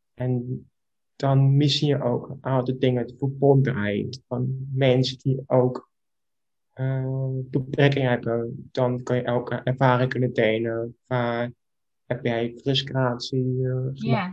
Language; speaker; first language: Dutch; non-native, local second language; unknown